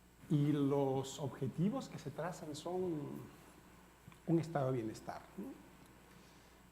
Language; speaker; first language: Spanish; native; Spanish